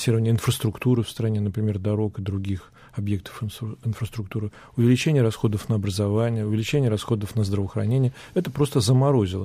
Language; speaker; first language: Russian; native; Russian